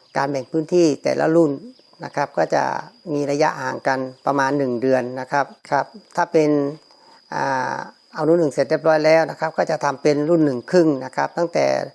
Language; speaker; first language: Thai; native; Thai